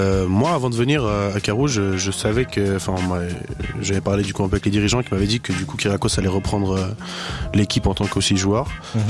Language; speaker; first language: French; native; French